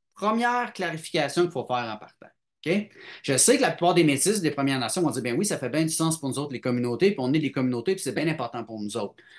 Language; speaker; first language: French; native; French